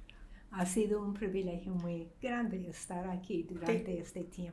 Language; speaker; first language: Spanish; non-native, fluent; English